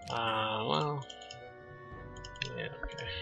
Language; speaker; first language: English; native; English